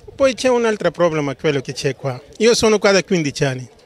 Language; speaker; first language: Italian; non-native, learner; Urdu